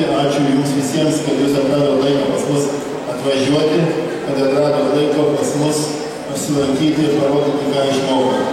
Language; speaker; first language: Lithuanian; non-native, fluent; Russian